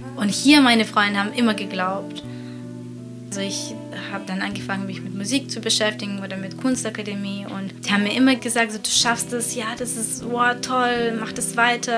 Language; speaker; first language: German; non-native, fluent; Latvian